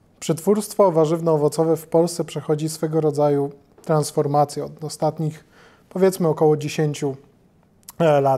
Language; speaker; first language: Polish; native; Polish